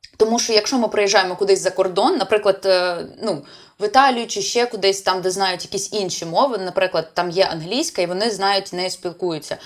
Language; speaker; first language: Ukrainian; non-native, local second language; Russian